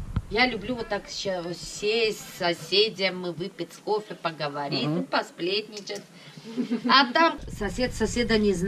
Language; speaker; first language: Russian; non-native, local second language; Greek